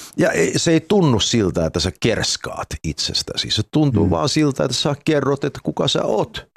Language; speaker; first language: Finnish; early bilingual, heritage; Finnish